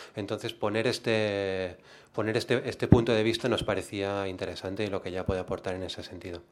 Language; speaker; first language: Spanish; non-native, local second language; Catalan